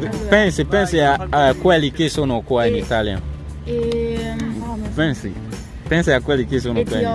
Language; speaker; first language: Italian; non-native, fluent; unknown